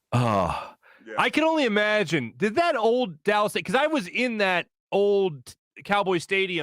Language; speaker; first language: English; native; English